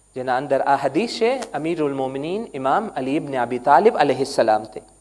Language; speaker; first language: Gujarati; non-native, learner; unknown